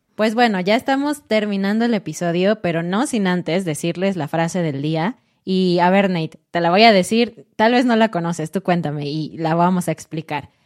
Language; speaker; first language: Spanish; native; Spanish